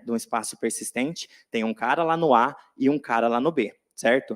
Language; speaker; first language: Portuguese; native; Portuguese